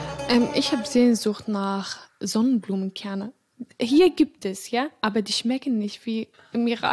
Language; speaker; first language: German; early bilingual, other home language; Arabic